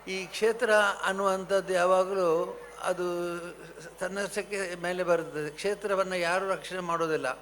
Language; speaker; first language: Kannada; non-native, local second language; Tulu